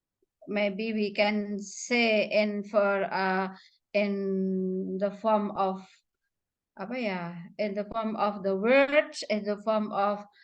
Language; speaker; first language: English; non-native, fluent; Indonesian